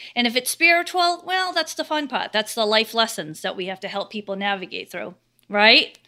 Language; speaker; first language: English; native; English